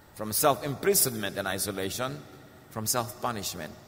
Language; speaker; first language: English; non-native, local second language; Filipino